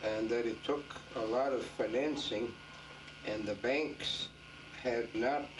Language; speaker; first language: English; native; English